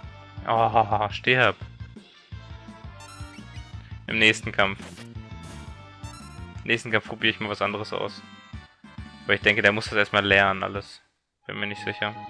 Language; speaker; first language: German; native; German